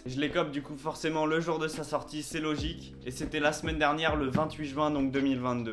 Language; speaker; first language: French; native; French